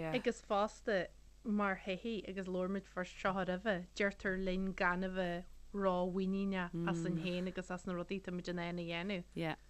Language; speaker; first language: Irish; native; Irish